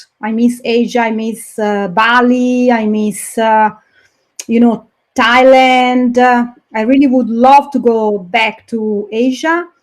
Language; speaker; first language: English; non-native, fluent; Italian